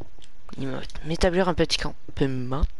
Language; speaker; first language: French; native; French